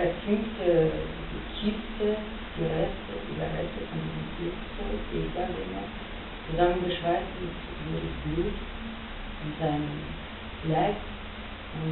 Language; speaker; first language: German; non-native, fluent; Russian